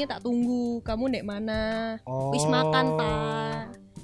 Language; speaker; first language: Indonesian; native; Indonesian